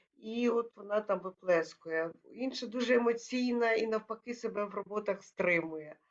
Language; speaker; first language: Ukrainian; native; Ukrainian